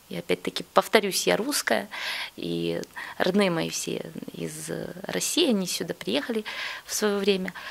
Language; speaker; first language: Russian; native; Russian